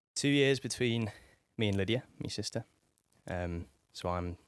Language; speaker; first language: English; native; English